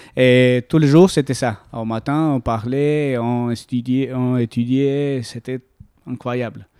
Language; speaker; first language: French; non-native, learner; Spanish